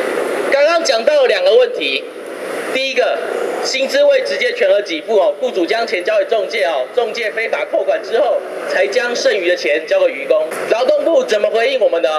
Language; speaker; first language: Chinese; native; Chinese